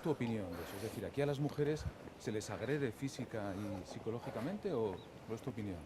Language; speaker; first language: Spanish; native; Spanish